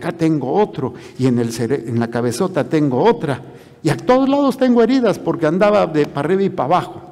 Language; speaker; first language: Spanish; native; Spanish